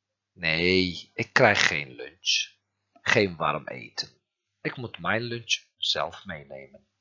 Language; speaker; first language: Dutch; non-native, learner; Turkish